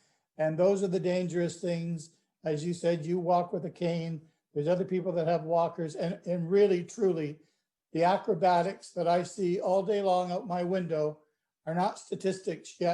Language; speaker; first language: English; native; English